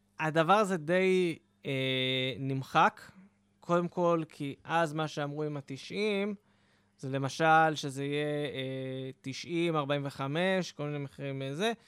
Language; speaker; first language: Hebrew; native; Hebrew